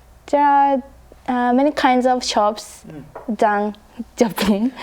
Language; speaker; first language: English; non-native, learner; Japanese